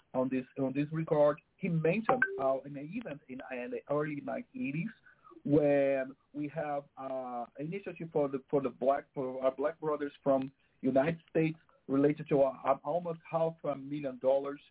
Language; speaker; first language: English; non-native, fluent; Portuguese